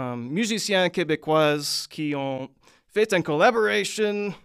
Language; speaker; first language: French; non-native, learner; English